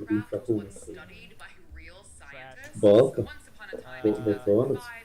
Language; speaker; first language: Swedish; native; Swedish